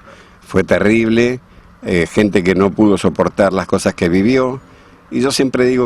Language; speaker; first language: Spanish; native; Spanish